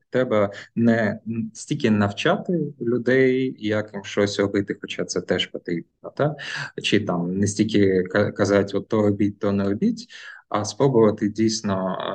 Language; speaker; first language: Ukrainian; non-native, local second language; Russian